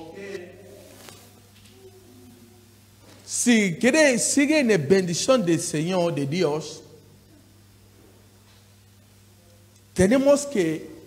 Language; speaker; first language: Spanish; non-native, learner; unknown